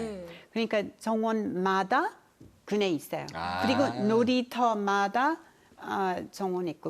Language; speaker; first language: Korean; non-native, fluent; English